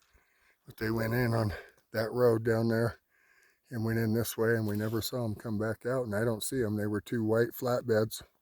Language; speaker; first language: English; native; English